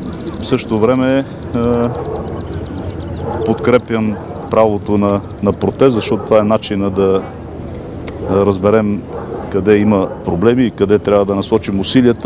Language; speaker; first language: Bulgarian; native; Bulgarian